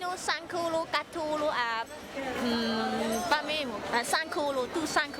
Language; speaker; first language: French; non-native, learner; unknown